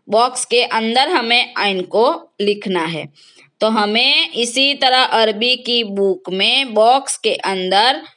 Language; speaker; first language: Hindi; non-native, local second language; Gujarati